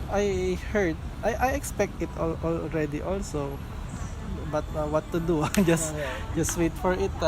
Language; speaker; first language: English; non-native, learner; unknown